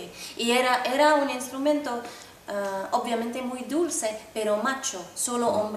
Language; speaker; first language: Spanish; non-native, fluent; Finnish